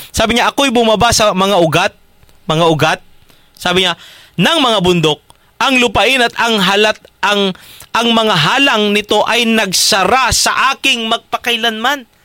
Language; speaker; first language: Filipino; native; Filipino